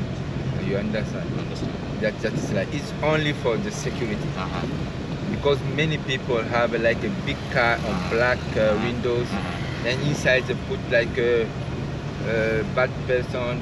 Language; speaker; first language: English; non-native, fluent; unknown